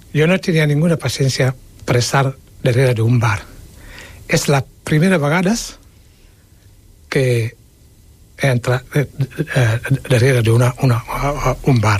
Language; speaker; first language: Catalan; non-native, fluent; Wolof